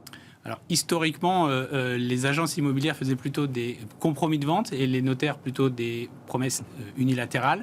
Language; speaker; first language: French; native; French